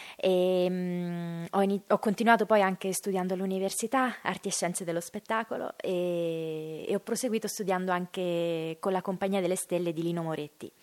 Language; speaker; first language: Italian; native; Italian